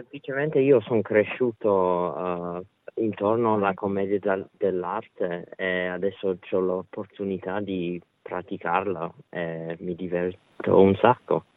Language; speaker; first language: Italian; early bilingual, heritage; Italian